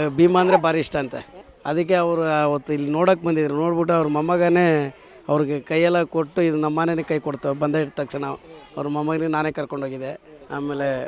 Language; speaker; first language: Kannada; non-native, local second language; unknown